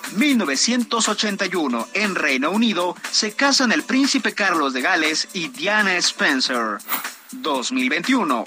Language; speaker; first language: Spanish; native; Spanish